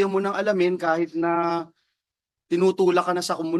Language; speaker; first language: Filipino; native; Filipino